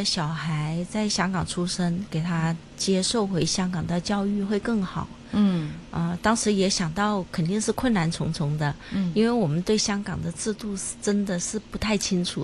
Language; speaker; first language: Chinese; native; Chinese